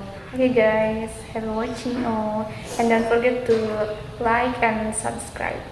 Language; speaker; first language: English; non-native, learner; Indonesian